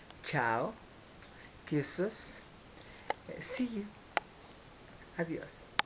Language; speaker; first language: English; non-native, learner; Spanish